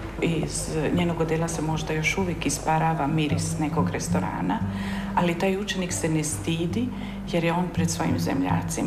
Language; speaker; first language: Serbian; native; Serbian